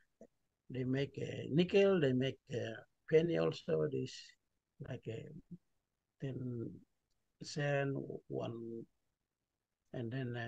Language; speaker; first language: English; non-native, learner; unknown